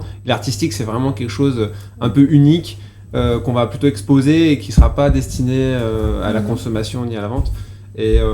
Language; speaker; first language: French; native; French